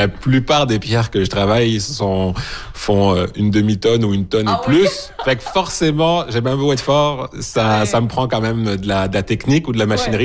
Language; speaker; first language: French; native; French